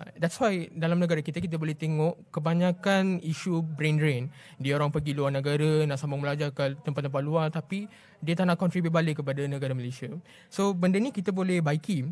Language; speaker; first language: Malay; non-native, local second language; Tamil